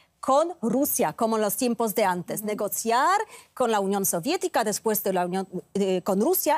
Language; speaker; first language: Spanish; non-native, fluent; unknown